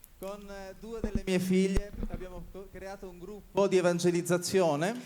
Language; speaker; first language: Italian; native; Italian